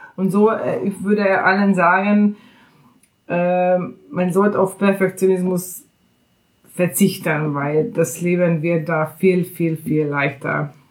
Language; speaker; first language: German; non-native, fluent; Hungarian